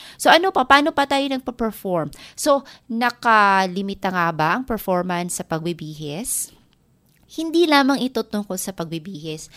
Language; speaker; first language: Filipino; non-native, local second language; Waray